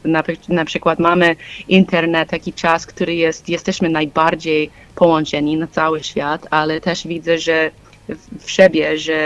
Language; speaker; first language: Polish; non-native, learner; English